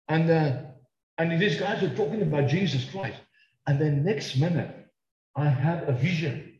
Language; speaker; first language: English; non-native, local second language; Afrikaans